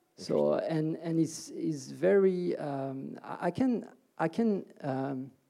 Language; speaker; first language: English; early bilingual, other home language; French